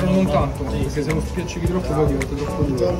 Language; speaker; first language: Italian; native; Italian